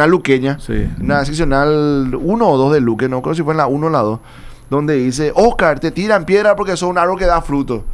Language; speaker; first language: Spanish; native; Spanish